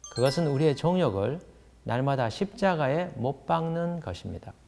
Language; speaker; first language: Korean; native; Korean